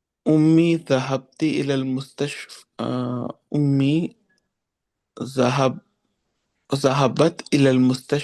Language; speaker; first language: Arabic; non-native, learner; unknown